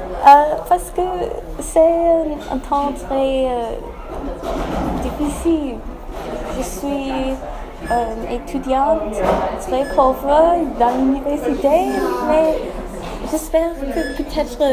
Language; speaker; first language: French; non-native, learner; English